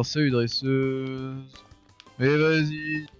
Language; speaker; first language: French; native; French